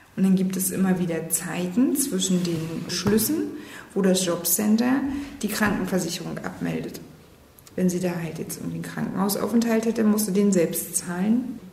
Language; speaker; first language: German; native; German